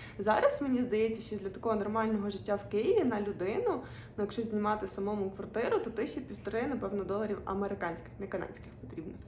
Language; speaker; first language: Ukrainian; non-native, local second language; Russian